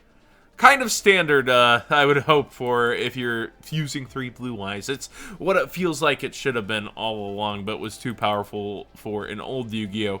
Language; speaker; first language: English; native; English